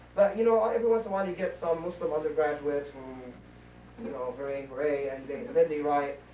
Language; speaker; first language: English; non-native, fluent; Arabic